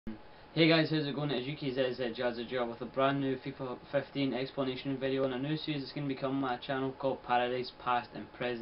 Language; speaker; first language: English; native; English